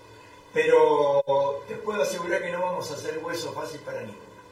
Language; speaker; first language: Spanish; native; Spanish